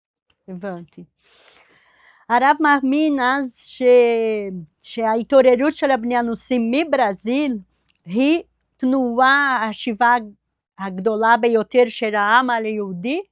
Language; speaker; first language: Hebrew; non-native, fluent; Portuguese